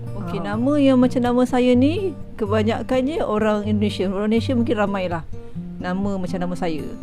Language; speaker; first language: Malay; early bilingual, other home language; Minangkabau